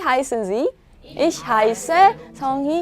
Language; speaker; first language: German; non-native, fluent; Korean